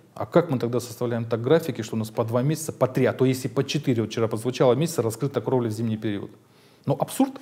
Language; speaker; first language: Russian; native; Russian